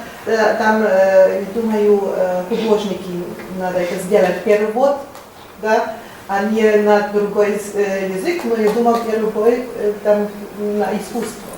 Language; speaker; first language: Russian; non-native, learner; German